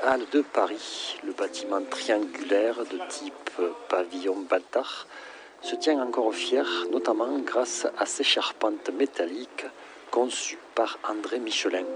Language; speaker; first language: French; native; French